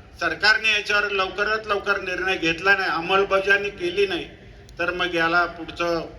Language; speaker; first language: Marathi; native; Marathi